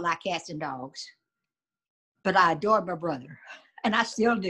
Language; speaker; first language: English; native; English